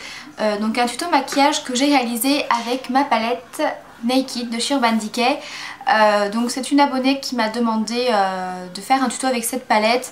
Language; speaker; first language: French; native; French